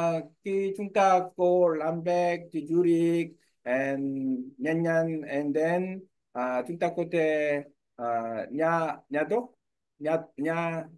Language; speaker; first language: Vietnamese; non-native, learner; Korean